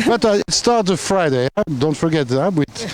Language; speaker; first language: English; non-native, fluent; French